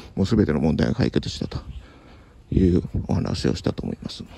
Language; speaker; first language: Japanese; native; Japanese